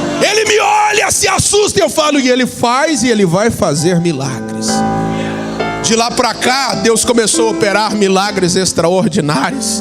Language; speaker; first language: Portuguese; native; Portuguese